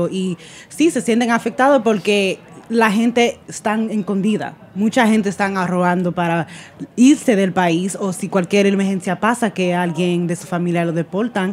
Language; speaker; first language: Spanish; early bilingual, heritage; Spanish